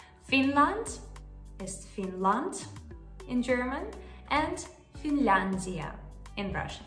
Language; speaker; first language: English; non-native, fluent; Russian